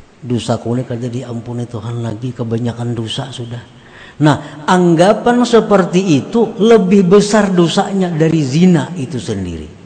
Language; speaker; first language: Indonesian; non-native, local second language; Banjar